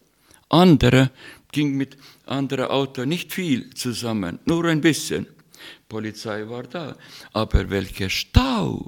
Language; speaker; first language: German; non-native, fluent; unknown